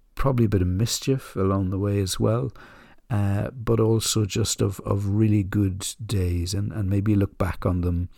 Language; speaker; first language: English; native; English